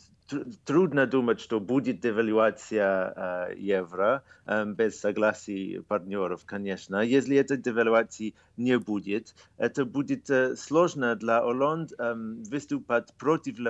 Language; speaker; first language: Russian; non-native, fluent; English